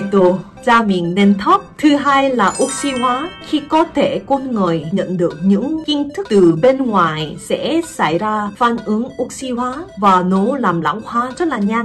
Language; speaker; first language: Vietnamese; non-native, fluent; Korean